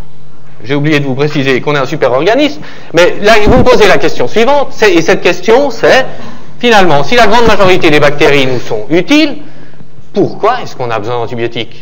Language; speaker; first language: French; native; French